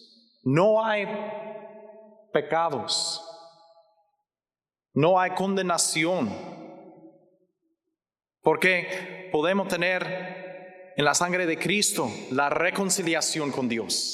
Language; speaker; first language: Spanish; non-native, learner; English